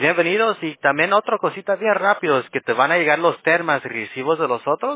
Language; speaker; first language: Spanish; non-native, learner; English